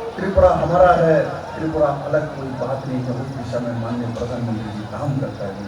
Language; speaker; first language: Hindi; non-native, local second language; Bangla